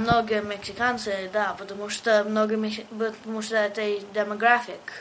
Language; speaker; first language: Russian; early bilingual, heritage; Russian